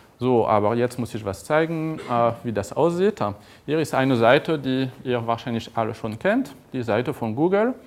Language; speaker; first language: German; non-native, fluent; French